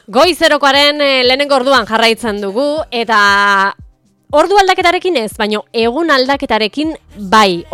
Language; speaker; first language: Basque; native; Basque